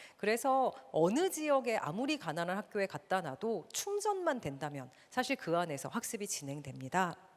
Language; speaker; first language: Korean; native; Korean